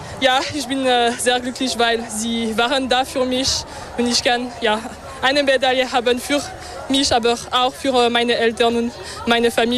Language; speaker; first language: German; non-native, local second language; French